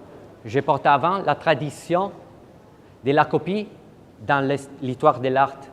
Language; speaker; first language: French; non-native, learner; Italian